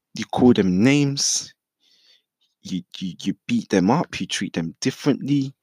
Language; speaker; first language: English; early bilingual, other home language; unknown